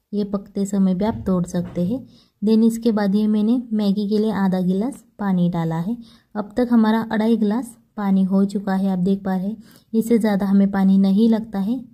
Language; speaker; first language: Hindi; non-native, local second language; Marathi